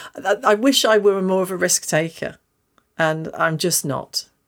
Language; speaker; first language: English; native; English